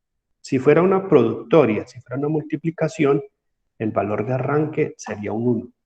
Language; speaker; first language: Spanish; native; Spanish